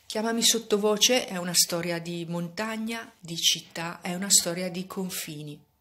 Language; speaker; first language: Italian; native; Italian